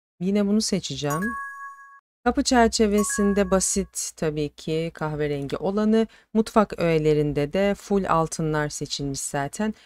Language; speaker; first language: Turkish; native; Turkish